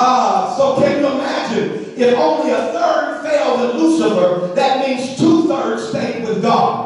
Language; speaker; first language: English; native; English